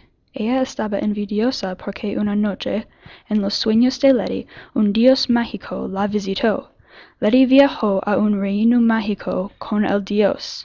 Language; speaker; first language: Spanish; non-native, learner; English